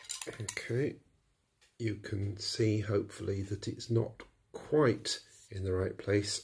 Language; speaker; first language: English; native; English